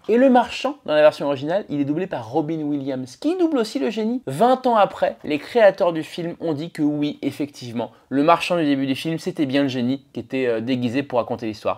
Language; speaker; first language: French; native; French